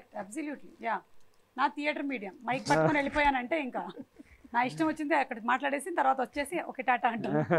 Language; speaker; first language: Telugu; native; Telugu